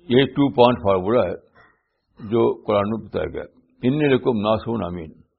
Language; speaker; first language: Urdu; native; Urdu